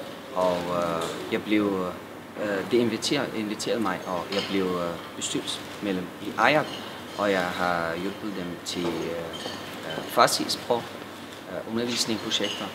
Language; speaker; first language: Danish; non-native, learner; Persian